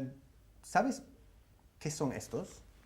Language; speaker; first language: Spanish; non-native, fluent; English